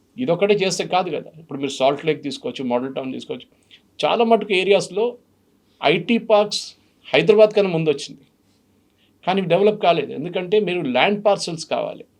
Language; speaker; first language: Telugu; non-native, fluent; Malayalam